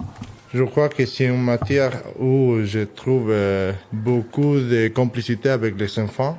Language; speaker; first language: French; non-native, fluent; Spanish